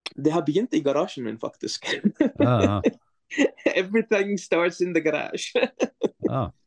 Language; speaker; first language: Norwegian; non-native, fluent; Arabic